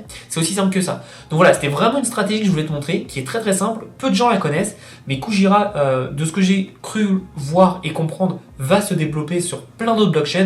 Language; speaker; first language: French; native; French